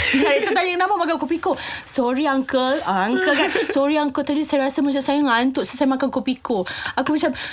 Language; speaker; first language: Malay; native; Malay